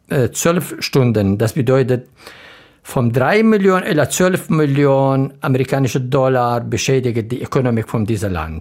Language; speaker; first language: German; non-native, learner; Arabic